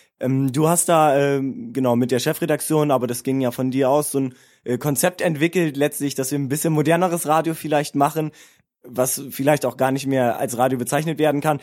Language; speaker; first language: German; native; German